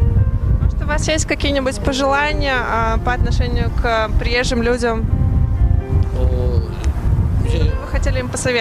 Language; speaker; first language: Russian; native; Russian